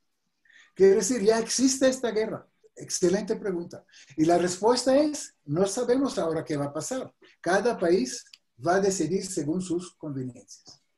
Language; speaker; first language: Spanish; non-native, fluent; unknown